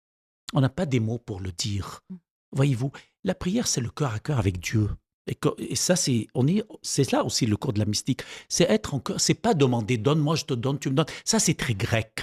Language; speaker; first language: French; non-native, local second language; Arabic